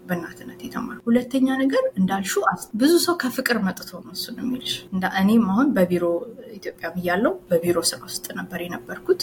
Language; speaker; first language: Amharic; native; Amharic